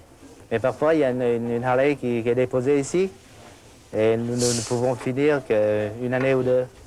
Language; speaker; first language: French; non-native, fluent; Vietnamese